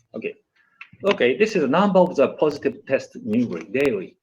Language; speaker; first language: English; non-native, learner; Japanese